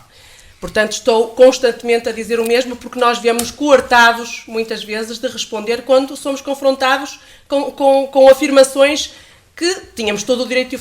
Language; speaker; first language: Portuguese; native; Portuguese